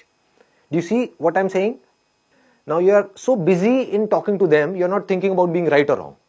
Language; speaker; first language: English; non-native, local second language; Hindi